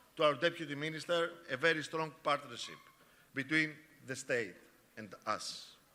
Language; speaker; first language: English; non-native, fluent; Greek